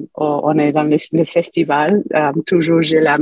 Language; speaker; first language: French; non-native, fluent; English